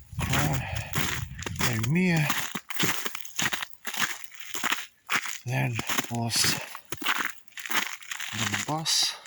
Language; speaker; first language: English; non-native, learner; Ukrainian